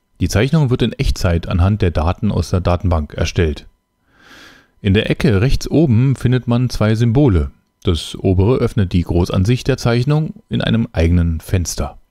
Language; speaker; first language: German; native; German